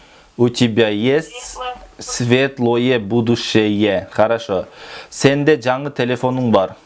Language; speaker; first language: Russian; non-native, local second language; Kyrgyz